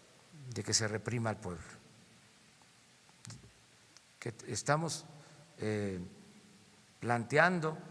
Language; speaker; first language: Spanish; native; Spanish